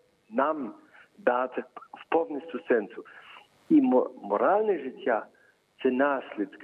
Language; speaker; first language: Ukrainian; early bilingual, heritage; Ukrainian